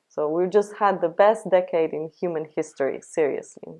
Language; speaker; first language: English; non-native, fluent; Slovenian